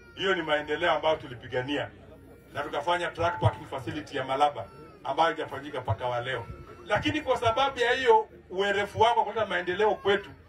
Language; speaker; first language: Swahili; non-native, local second language; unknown